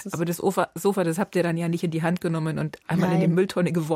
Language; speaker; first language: German; native; German